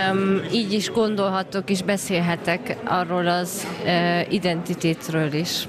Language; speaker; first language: Hungarian; early bilingual, heritage; German